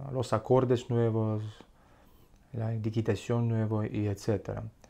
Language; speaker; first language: Spanish; non-native, learner; Russian